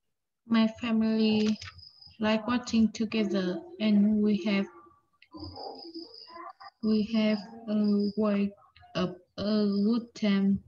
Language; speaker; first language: English; non-native, learner; Vietnamese